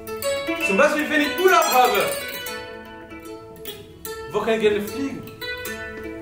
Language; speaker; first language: German; non-native, learner; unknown